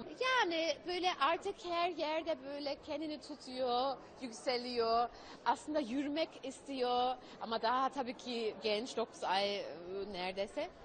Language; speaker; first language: Turkish; early bilingual, heritage; German